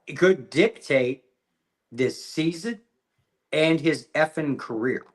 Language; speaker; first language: English; native; English